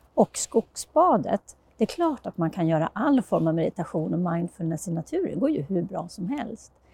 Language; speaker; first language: Swedish; native; Swedish